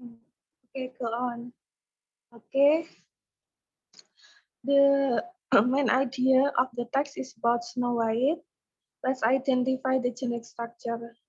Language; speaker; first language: English; non-native, fluent; Indonesian